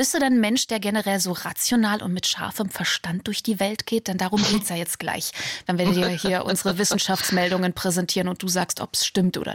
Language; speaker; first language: German; native; German